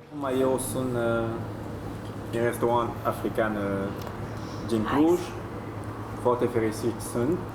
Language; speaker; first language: Romanian; non-native, fluent; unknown